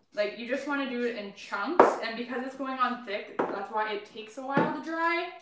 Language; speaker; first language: English; native; English